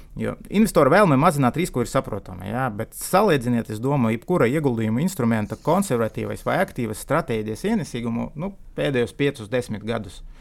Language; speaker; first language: Latvian; non-native, local second language; Russian